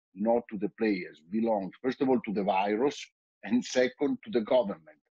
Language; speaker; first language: English; non-native, fluent; Italian